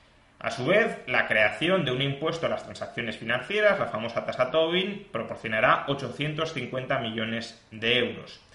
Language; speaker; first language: Spanish; native; Spanish